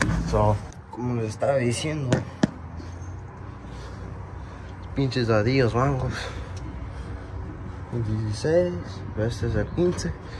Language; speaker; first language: Spanish; early bilingual, heritage; Spanish